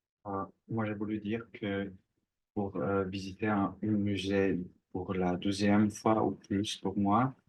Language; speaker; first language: French; non-native, learner; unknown